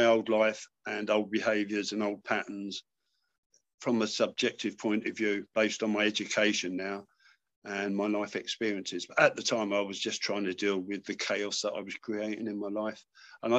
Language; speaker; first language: English; native; English